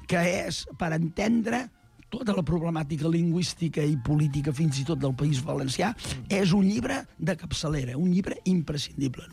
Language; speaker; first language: Catalan; native; Catalan